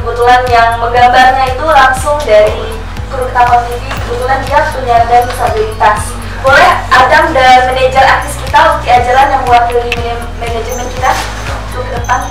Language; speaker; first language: Indonesian; native; Indonesian